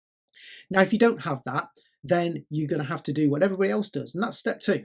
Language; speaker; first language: English; native; English